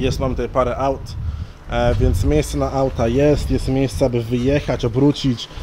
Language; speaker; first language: Polish; early bilingual, other home language; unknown